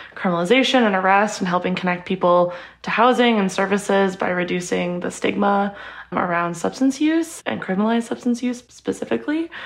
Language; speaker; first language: English; native; English